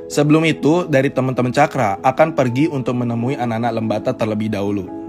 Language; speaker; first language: Indonesian; native; Indonesian